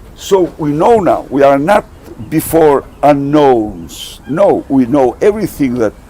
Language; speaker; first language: English; non-native, learner; Albanian